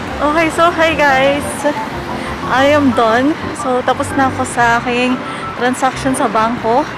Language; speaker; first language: Filipino; native; Filipino